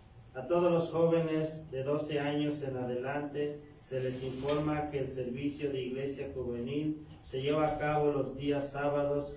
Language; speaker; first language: Spanish; native; Spanish